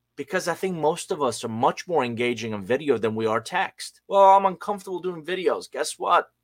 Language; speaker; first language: English; non-native, fluent; Persian